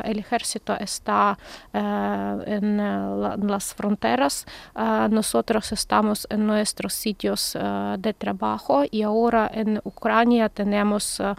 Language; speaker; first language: Spanish; non-native, learner; Ukrainian